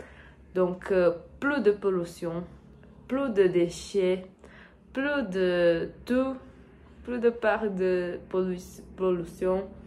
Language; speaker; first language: French; non-native, learner; Portuguese